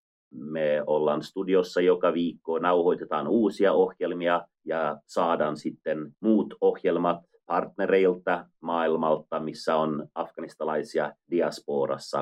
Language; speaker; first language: Finnish; non-native, fluent; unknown